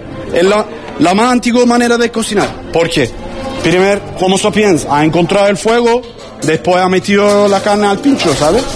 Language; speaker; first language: Spanish; non-native, learner; Turkish